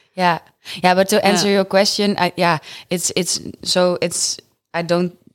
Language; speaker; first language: English; non-native, fluent; Dutch